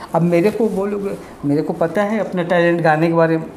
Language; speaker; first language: Hindi; native; Hindi